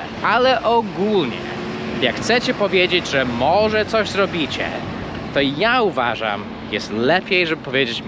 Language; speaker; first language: Polish; non-native, fluent; English